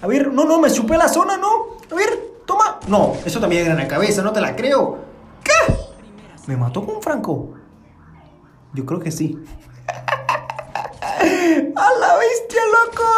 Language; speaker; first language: Spanish; native; Spanish